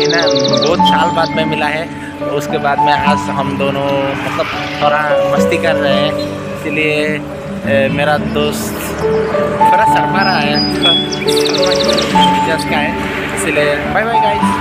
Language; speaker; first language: Hindi; non-native, local second language; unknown